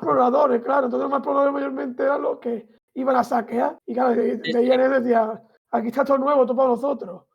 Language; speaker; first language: Spanish; native; Spanish